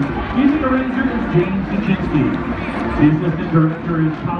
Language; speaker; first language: English; native; English